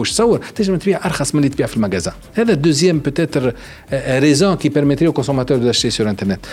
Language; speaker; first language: French; non-native, local second language; Arabic